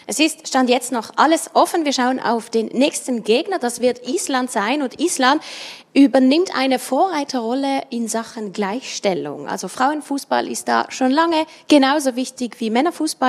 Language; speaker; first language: German; native; German